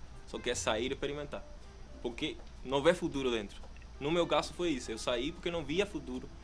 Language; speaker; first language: Portuguese; non-native, fluent; Spanish